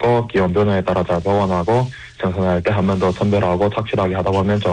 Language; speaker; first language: Korean; early bilingual, heritage; Korean